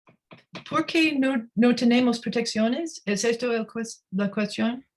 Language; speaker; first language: Spanish; non-native, learner; English